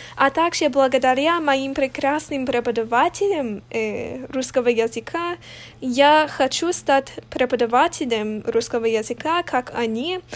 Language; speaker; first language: Russian; non-native, learner; English